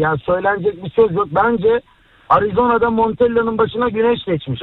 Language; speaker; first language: Turkish; native; Turkish